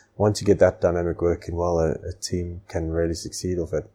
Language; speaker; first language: English; native; English